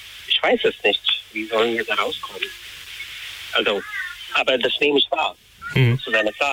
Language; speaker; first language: German; non-native, fluent; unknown